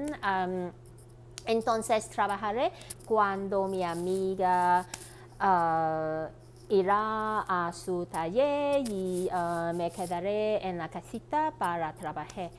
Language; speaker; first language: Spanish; non-native, learner; Cantonese